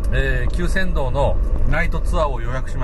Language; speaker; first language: Japanese; native; Japanese